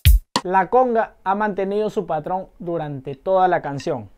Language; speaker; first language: Spanish; native; Spanish